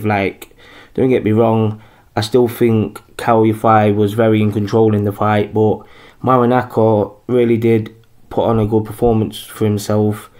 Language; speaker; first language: English; native; English